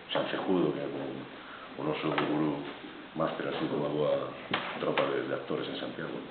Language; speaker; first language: Galician; native; Galician